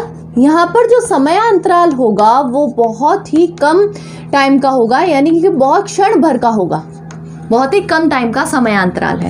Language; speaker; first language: Hindi; native; Hindi